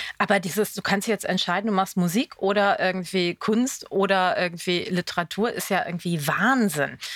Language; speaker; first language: German; native; German